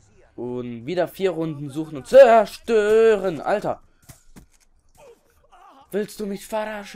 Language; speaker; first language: German; native; German